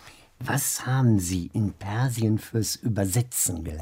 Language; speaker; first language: German; native; German